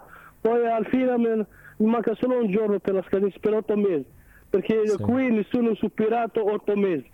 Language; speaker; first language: Italian; non-native, learner; Arabic